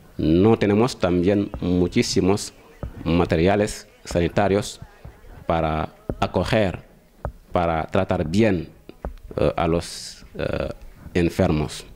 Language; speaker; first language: Spanish; non-native, fluent; Wolof